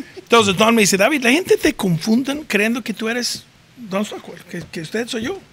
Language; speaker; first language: Spanish; non-native, fluent; English